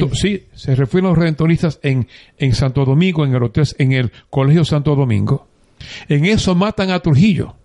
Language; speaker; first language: Spanish; native; Spanish